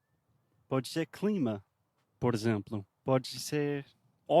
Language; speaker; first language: Portuguese; non-native, fluent; English